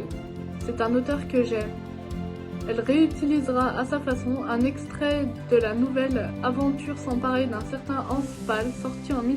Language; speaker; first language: French; native; French